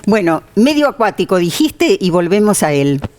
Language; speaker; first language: Spanish; native; Spanish